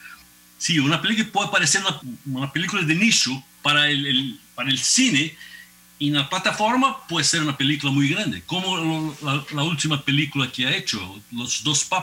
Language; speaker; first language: Spanish; non-native, fluent; Portuguese